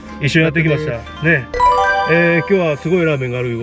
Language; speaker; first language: Japanese; native; Japanese